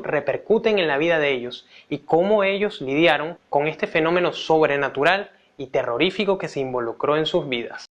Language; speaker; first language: Spanish; native; Spanish